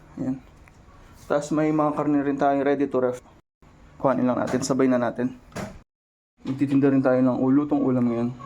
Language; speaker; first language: Filipino; native; Filipino